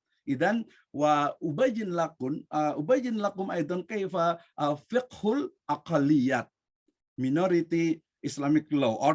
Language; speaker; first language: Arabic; non-native, learner; Indonesian